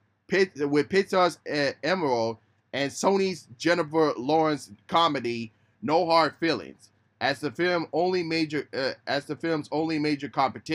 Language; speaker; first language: English; native; English